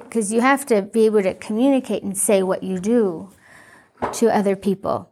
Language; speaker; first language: English; early bilingual, other home language; Spanish